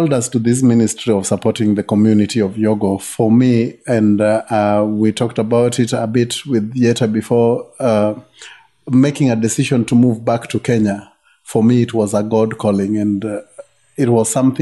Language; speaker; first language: English; non-native, local second language; Luo (Kenya and Tanzania)